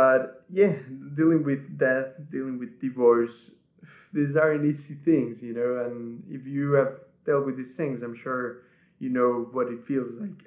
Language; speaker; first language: English; non-native, fluent; Spanish